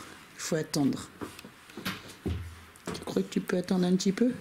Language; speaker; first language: French; native; French